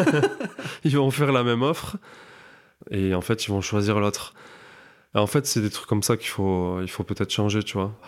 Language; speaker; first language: French; native; French